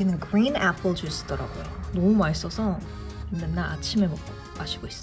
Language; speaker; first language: Korean; early bilingual, other home language; English